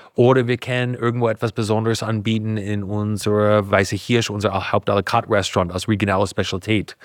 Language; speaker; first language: German; non-native, fluent; English